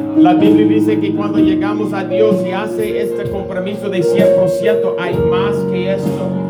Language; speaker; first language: Spanish; non-native, learner; English